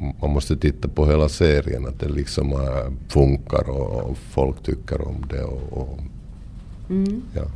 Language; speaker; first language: Swedish; non-native, local second language; Finnish